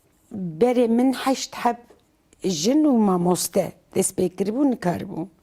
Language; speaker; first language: Kurdish; non-native, local second language; Turkish